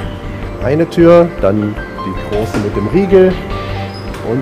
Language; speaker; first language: German; native; German